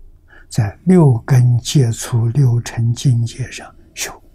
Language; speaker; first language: Chinese; native; Chinese